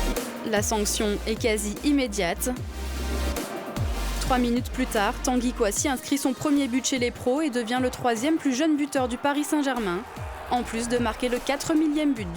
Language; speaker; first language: French; native; French